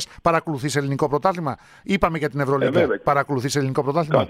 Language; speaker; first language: Greek; native; Greek